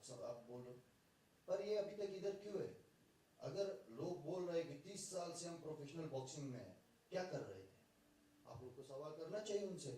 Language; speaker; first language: Hindi; non-native, fluent; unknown